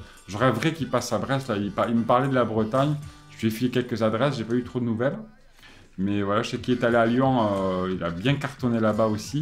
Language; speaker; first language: French; native; French